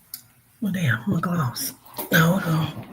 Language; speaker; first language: English; native; English